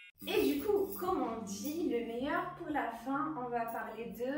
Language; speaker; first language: French; non-native, local second language; Arabic